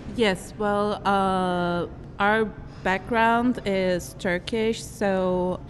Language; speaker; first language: English; non-native, fluent; Turkish